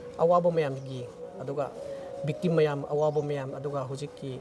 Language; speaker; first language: Manipuri; non-native, local second language; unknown